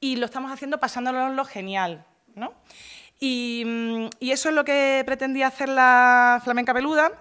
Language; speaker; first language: Spanish; native; Spanish